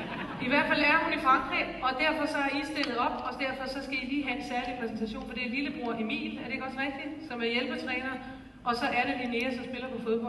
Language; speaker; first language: Danish; native; Danish